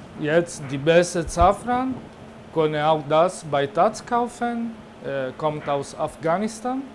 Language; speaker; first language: German; non-native, learner; Italian